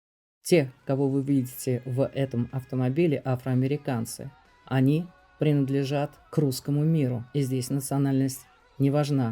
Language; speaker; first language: Russian; native; Russian